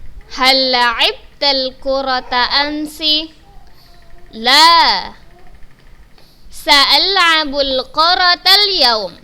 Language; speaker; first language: Arabic; non-native, fluent; Indonesian